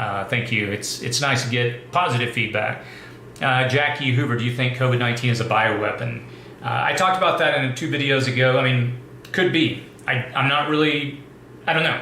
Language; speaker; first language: English; native; English